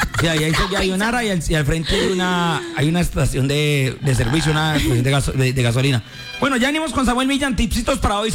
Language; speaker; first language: Spanish; native; Spanish